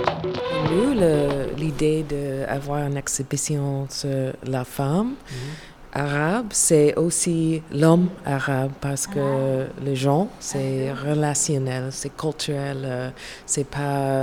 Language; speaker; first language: French; non-native, learner; English